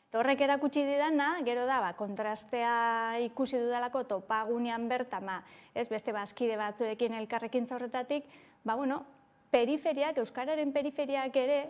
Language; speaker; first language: Basque; native; Basque